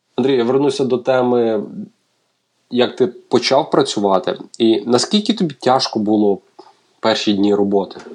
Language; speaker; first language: Ukrainian; native; Ukrainian